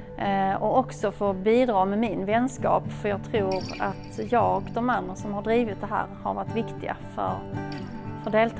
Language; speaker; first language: Swedish; native; Swedish